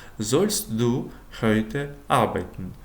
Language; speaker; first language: German; non-native, fluent; Ukrainian